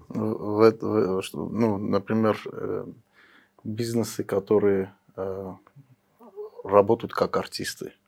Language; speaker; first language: Russian; early bilingual, heritage; Russian